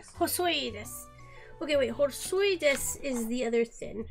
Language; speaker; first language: Japanese; non-native, learner; English